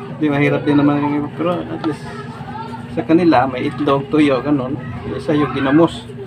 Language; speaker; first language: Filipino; non-native, local second language; Cebuano